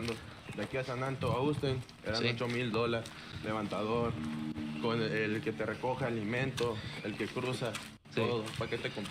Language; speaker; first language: Spanish; native; Spanish